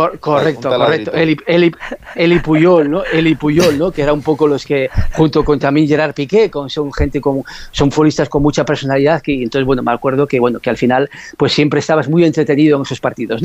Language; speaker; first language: Spanish; native; Spanish